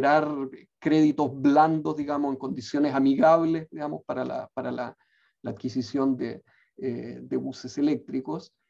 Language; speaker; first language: Spanish; native; Spanish